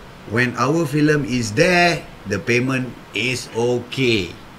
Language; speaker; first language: English; non-native, local second language; Malay